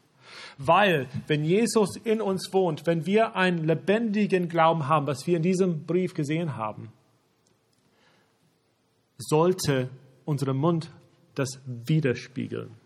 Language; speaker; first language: German; non-native, fluent; English